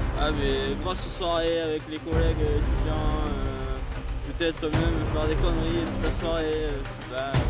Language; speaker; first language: French; native; French